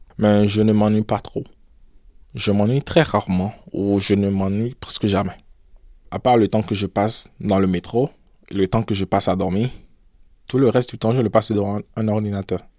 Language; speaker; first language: French; non-native, local second language; Fon